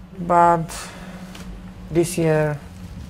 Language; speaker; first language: English; non-native, learner; Polish